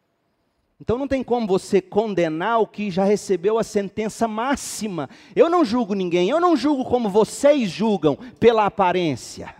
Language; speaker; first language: Portuguese; native; Portuguese